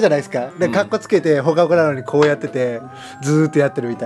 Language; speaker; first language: Japanese; native; Japanese